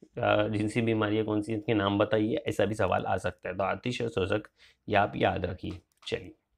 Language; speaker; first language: Urdu; native; Urdu